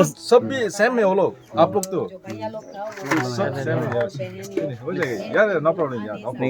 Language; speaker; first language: Hindi; non-native, local second language; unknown